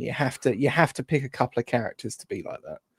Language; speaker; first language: English; native; English